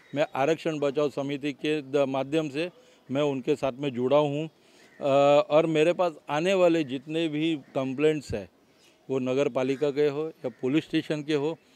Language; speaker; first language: Hindi; non-native, local second language; Marathi